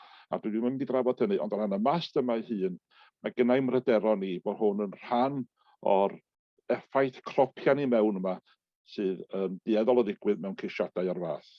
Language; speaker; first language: Welsh; native; Welsh